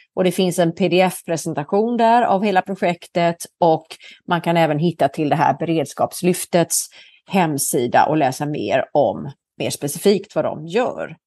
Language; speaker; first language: Swedish; native; Swedish